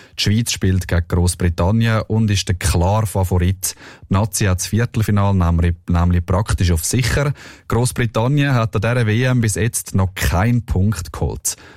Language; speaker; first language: German; native; German